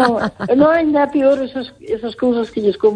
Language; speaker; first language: Galician; native; Galician